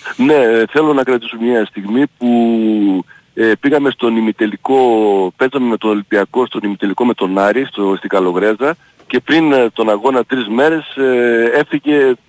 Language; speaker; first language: Greek; native; Greek